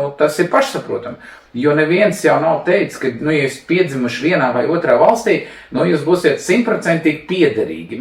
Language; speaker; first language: Latvian; non-native, local second language; Russian